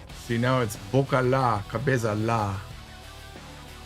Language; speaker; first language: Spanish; non-native, learner; English